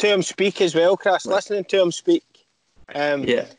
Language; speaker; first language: English; native; English